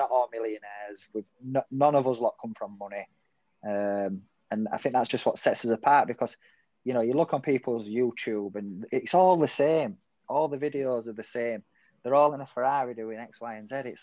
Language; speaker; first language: English; native; English